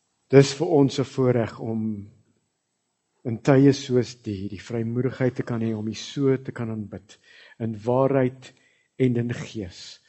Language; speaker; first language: Afrikaans; early bilingual, heritage; Afrikaans